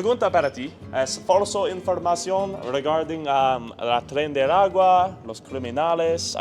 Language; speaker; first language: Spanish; non-native, learner; English